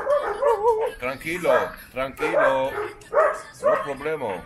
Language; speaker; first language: Spanish; non-native, learner; German